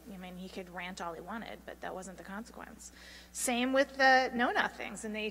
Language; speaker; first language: English; native; English